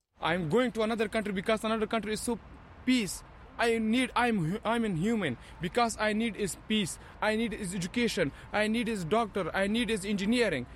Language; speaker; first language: English; non-native, learner; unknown